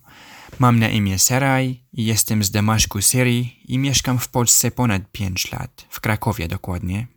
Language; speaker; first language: Polish; non-native, learner; Arabic